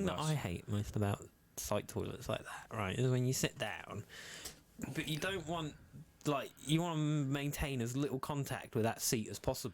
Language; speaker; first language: English; native; English